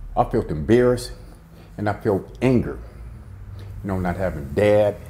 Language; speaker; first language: English; native; English